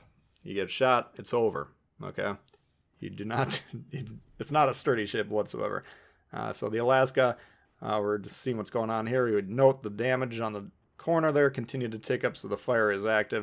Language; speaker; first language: English; native; English